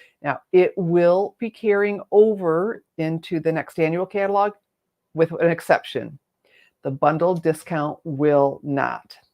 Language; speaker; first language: English; native; English